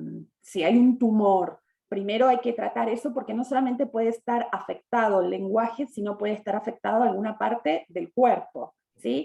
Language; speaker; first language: Spanish; native; Spanish